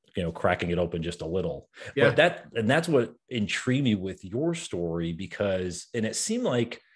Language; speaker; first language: English; native; English